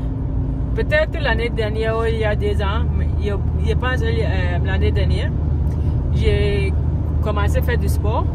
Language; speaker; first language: French; non-native, learner; English